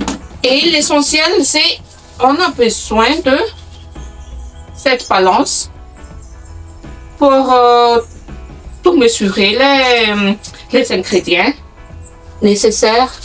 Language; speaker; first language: French; non-native, local second language; Malagasy